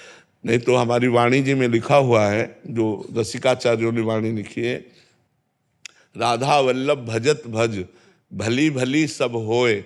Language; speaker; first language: Hindi; native; Hindi